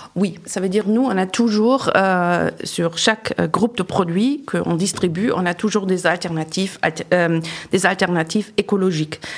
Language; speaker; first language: French; non-native, fluent; German